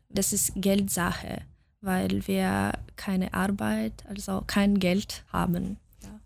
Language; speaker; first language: German; non-native, learner; Russian